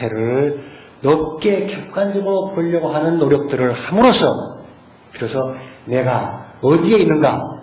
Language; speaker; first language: Korean; native; Korean